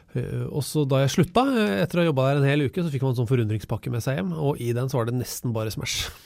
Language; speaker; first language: Norwegian; native; Norwegian